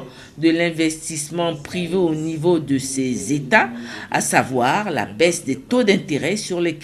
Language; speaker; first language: French; native; French